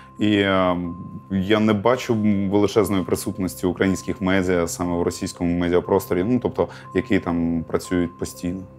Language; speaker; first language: Ukrainian; non-native, local second language; Russian